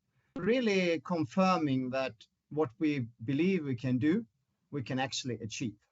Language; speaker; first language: English; non-native, fluent; Swedish